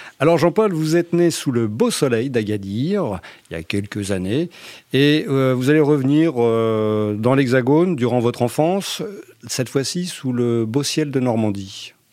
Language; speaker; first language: French; native; French